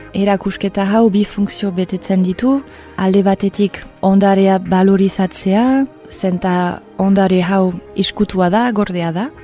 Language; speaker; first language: Basque; non-native, fluent; English